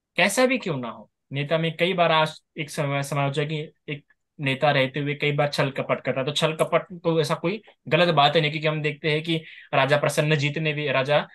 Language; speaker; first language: Hindi; non-native, local second language; Marathi